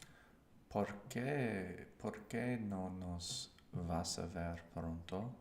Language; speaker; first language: Spanish; non-native, learner; English